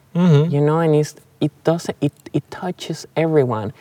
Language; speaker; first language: English; non-native, fluent; Spanish